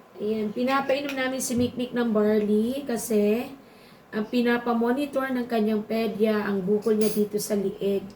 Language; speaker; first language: Filipino; non-native, local second language; Bikol